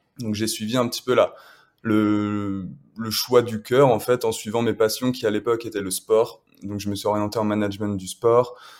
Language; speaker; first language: French; native; French